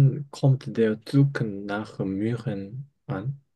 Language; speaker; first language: German; non-native, learner; Korean